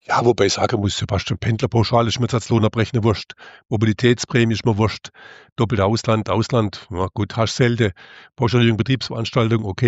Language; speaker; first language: German; native; German